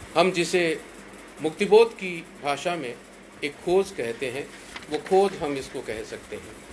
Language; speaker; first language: Hindi; native; Hindi